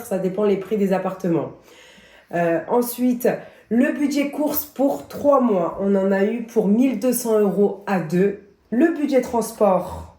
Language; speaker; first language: French; native; French